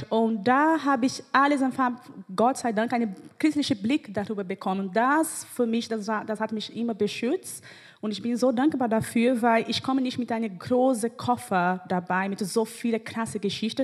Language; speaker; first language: German; non-native, fluent; Portuguese